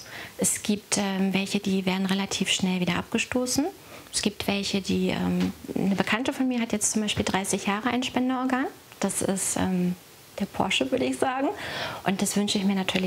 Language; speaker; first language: German; native; German